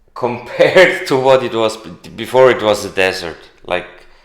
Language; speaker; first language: English; non-native, fluent; German